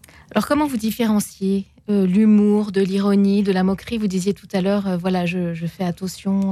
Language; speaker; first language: French; native; French